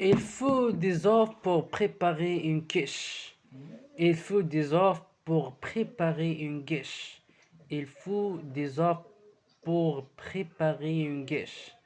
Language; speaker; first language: French; non-native, learner; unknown